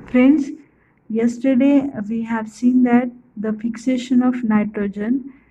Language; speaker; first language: English; non-native, local second language; Marathi